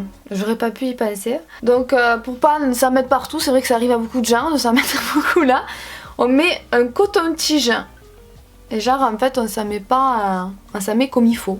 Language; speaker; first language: French; native; French